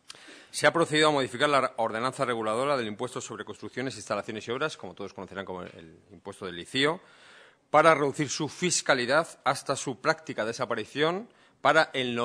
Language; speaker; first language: Spanish; native; Spanish